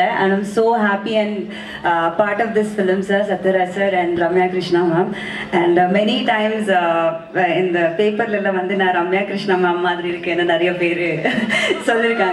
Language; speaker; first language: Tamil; non-native, learner; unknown